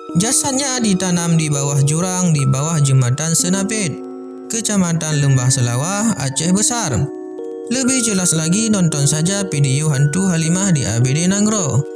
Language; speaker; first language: Malay; non-native, local second language; Achinese